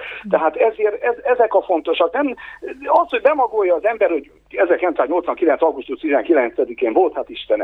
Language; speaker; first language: Hungarian; native; Hungarian